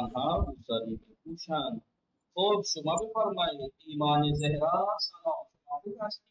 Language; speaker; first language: Persian; non-native, fluent; Urdu